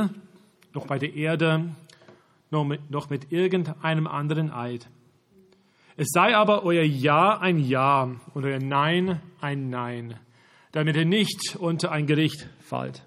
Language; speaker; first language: German; non-native, fluent; English